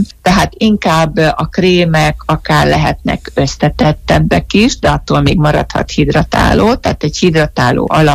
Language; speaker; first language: Hungarian; native; Hungarian